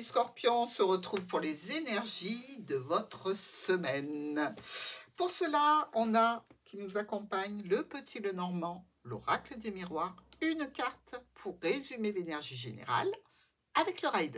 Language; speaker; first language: French; native; French